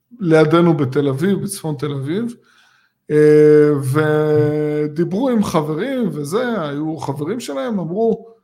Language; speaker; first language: Hebrew; native; Hebrew